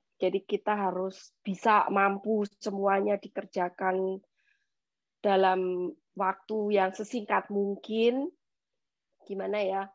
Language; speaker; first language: Indonesian; native; Indonesian